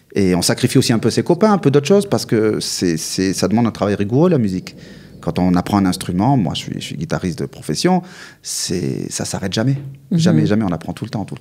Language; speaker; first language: French; native; French